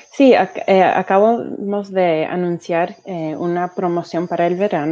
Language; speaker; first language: Spanish; early bilingual, heritage; Spanish